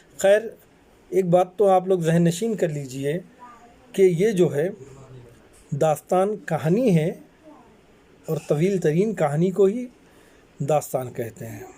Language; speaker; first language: Urdu; native; Urdu